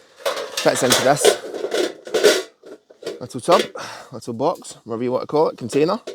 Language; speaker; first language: English; native; English